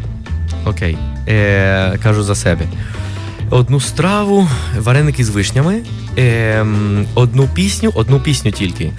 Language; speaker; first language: Ukrainian; non-native, fluent; Spanish